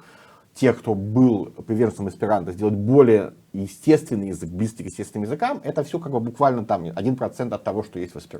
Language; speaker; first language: Russian; native; Russian